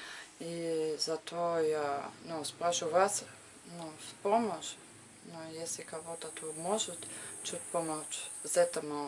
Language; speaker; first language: Russian; non-native, learner; German